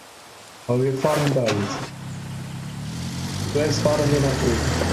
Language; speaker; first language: German; non-native, fluent; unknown